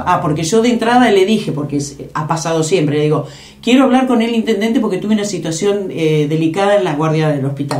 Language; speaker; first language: Spanish; native; Spanish